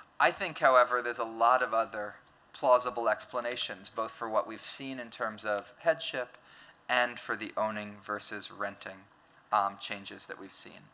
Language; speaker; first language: English; native; English